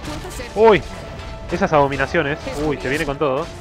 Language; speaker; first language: Spanish; native; Spanish